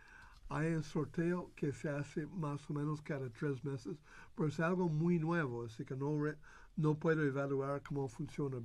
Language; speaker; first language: Spanish; non-native, fluent; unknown